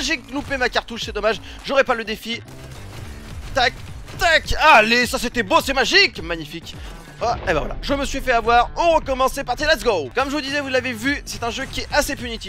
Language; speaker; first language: French; native; French